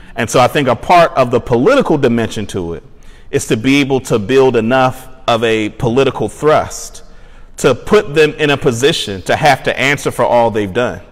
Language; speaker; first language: English; native; English